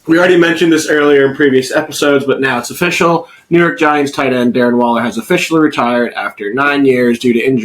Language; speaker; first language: English; native; English